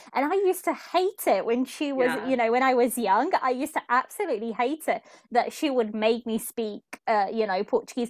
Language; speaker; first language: English; early bilingual, other home language; Portuguese